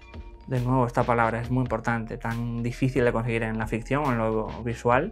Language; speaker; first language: Spanish; native; Spanish